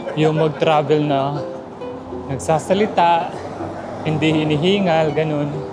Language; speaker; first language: Filipino; native; Filipino